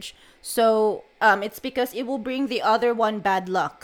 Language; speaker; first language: English; non-native, local second language; Cebuano